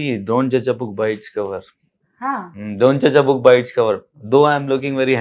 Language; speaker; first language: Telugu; non-native, local second language; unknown